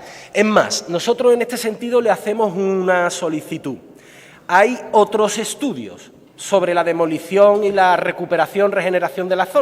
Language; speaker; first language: Spanish; native; Spanish